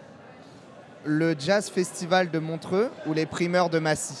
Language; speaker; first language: French; native; French